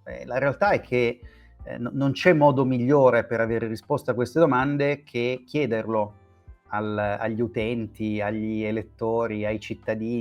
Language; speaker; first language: Italian; native; Italian